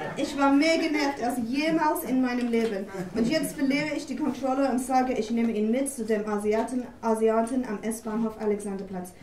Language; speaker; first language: German; non-native, fluent; English